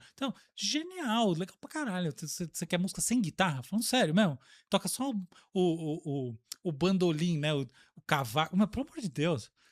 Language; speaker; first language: Portuguese; native; Portuguese